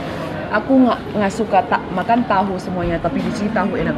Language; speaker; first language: Indonesian; non-native, learner; Thai